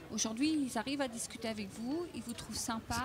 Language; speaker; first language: French; native; French